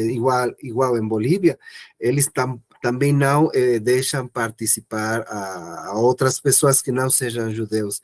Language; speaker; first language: Portuguese; non-native, learner; Spanish